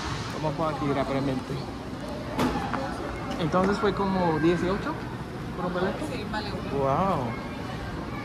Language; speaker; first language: Spanish; non-native, learner; English